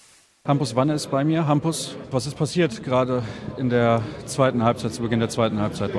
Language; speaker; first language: German; native; German